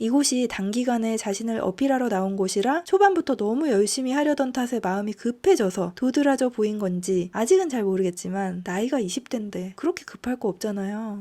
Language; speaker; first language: Korean; native; Korean